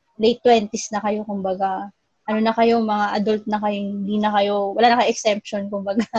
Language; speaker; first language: Filipino; native; Filipino